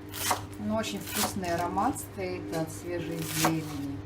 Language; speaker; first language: Russian; native; Russian